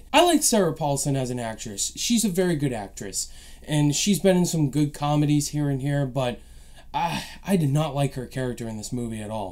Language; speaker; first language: English; native; English